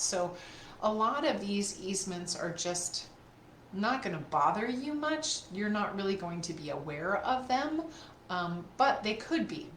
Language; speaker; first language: English; native; English